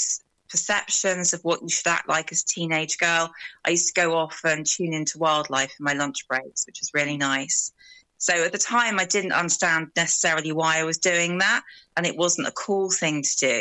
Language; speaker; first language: English; native; English